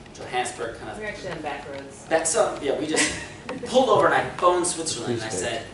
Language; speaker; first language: English; native; English